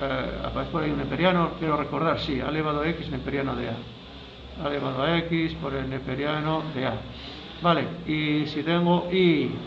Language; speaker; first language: Spanish; native; Spanish